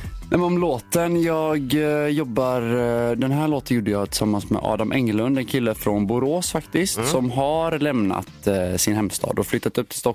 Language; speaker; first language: Swedish; native; Swedish